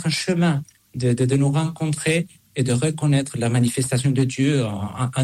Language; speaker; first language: French; non-native, fluent; Spanish